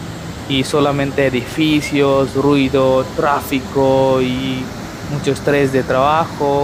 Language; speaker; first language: Spanish; non-native, learner; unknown